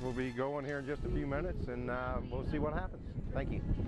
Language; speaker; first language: English; native; English